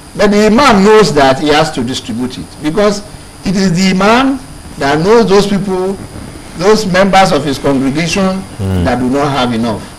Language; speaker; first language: English; non-native, local second language; Yoruba